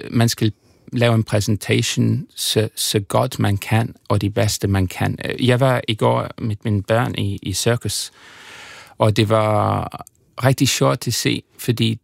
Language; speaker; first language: Danish; non-native, fluent; English